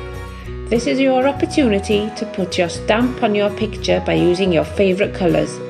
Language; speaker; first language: English; native; English